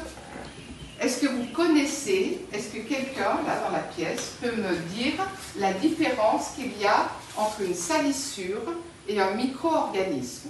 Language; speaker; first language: French; native; French